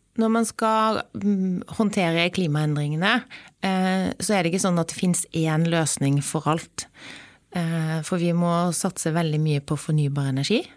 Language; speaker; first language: Norwegian; native; Norwegian